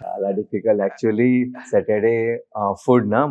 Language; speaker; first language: Telugu; non-native, learner; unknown